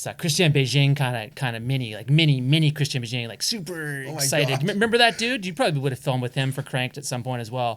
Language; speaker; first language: English; native; English